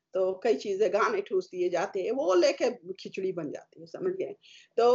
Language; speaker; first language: Hindi; native; Hindi